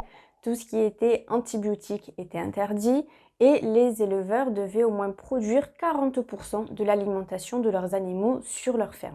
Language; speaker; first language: French; native; French